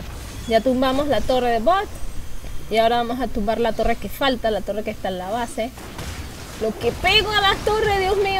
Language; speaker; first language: Spanish; native; Spanish